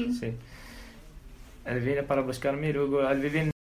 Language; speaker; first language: Spanish; non-native, learner; Arabic